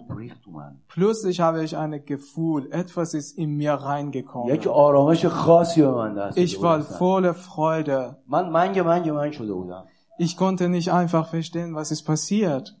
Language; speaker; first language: German; non-native, learner; Persian